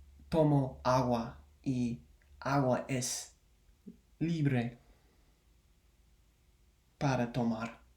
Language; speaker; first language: Spanish; non-native, learner; English